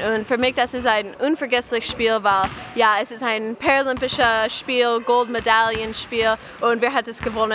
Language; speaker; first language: German; non-native, learner; English